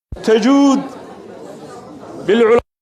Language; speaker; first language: Arabic; non-native, fluent; Oromo